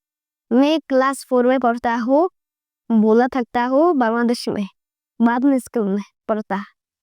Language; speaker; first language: Hindi; non-native, learner; Bangla